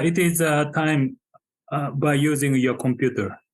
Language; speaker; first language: English; non-native, fluent; Japanese